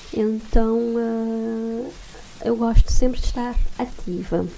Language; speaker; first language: Portuguese; non-native, local second language; Kabuverdianu